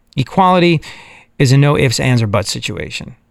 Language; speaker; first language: English; native; English